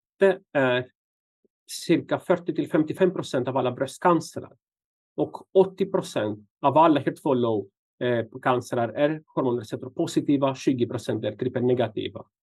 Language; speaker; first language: Swedish; non-native, fluent; Greek